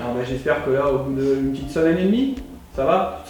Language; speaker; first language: French; native; French